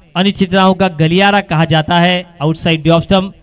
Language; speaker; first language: Hindi; non-native, local second language; Marathi